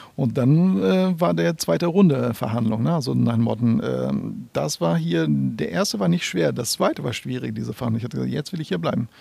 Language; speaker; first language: German; non-native, fluent; Portuguese